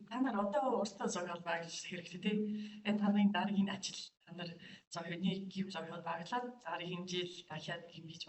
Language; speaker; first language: Mongolian; non-native, fluent; English